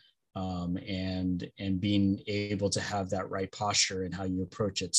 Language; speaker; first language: English; early bilingual, other home language; Spanish